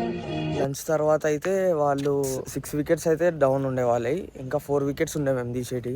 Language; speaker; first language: Telugu; native; Telugu